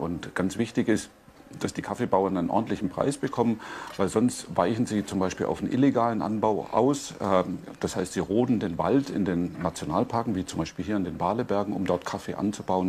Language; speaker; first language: German; native; German